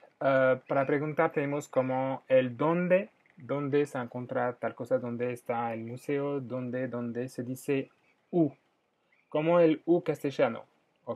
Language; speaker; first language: Spanish; non-native, fluent; French